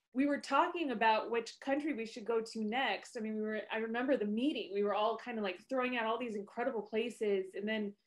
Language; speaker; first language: English; native; English